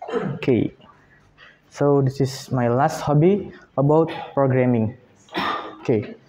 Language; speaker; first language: English; non-native, learner; Indonesian